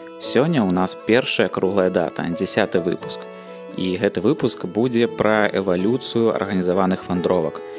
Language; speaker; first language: Belarusian; non-native, local second language; Russian